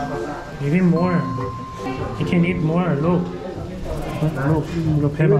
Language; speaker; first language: English; non-native, learner; Korean